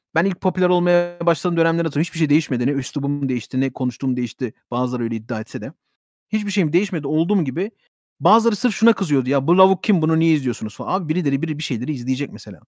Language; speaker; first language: Turkish; early bilingual, heritage; Turkish